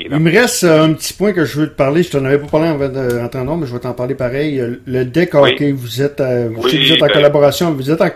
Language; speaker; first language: French; native; French